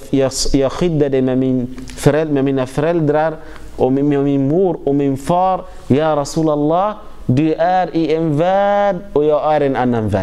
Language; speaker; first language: Swedish; non-native, fluent; Arabic